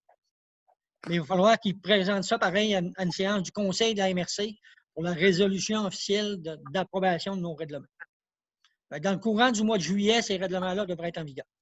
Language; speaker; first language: French; native; French